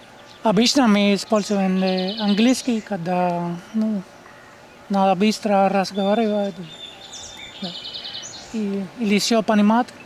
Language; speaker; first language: Russian; non-native, learner; Spanish